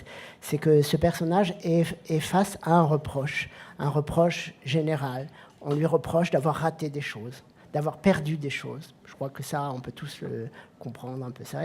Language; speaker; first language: French; native; French